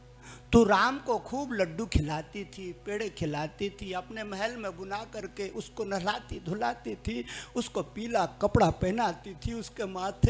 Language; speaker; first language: Hindi; native; Hindi